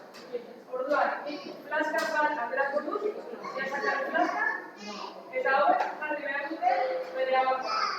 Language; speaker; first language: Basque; non-native, local second language; Spanish